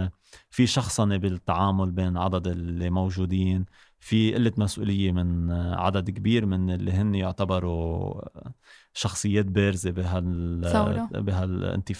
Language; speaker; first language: Arabic; native; Arabic